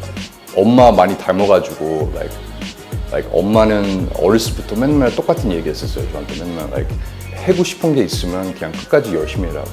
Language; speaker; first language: Korean; early bilingual, heritage; Korean